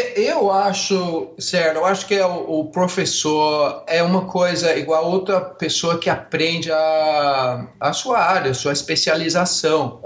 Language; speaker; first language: Portuguese; non-native, fluent; English